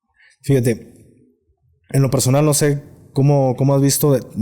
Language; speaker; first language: Spanish; native; Spanish